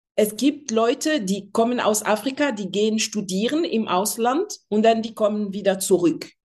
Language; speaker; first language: German; non-native, fluent; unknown